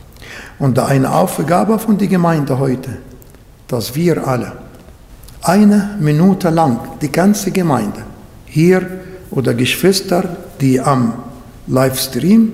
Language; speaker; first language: German; non-native, fluent; Arabic